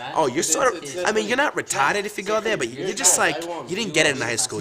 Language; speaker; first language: English; native; English